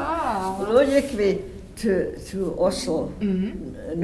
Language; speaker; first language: Swedish; early bilingual, heritage; English